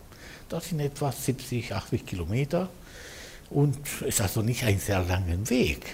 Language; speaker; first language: German; non-native, fluent; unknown